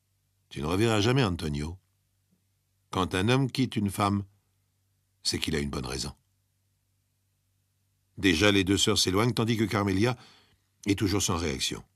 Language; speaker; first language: French; native; French